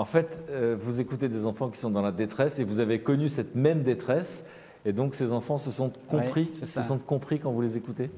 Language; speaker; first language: French; native; French